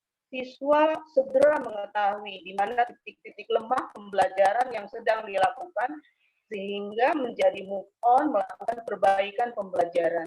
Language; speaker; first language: Indonesian; native; Indonesian